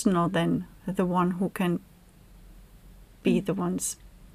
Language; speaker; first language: English; non-native, fluent; German